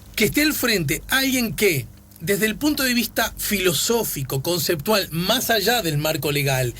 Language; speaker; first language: Spanish; native; Spanish